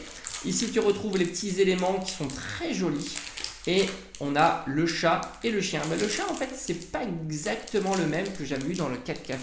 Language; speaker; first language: French; native; French